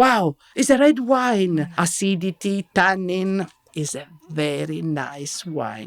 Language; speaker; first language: English; non-native, learner; Italian